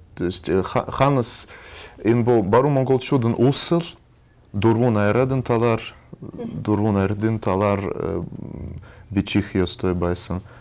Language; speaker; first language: Mongolian; non-native, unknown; Russian